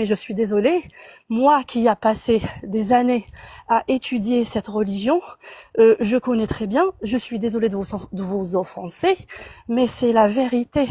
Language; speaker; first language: French; non-native, local second language; Arabic